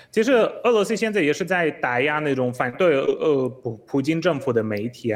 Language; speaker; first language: Chinese; non-native, fluent; Polish